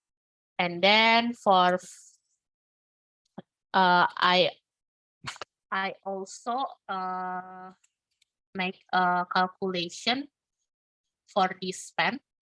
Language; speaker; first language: English; non-native, learner; Indonesian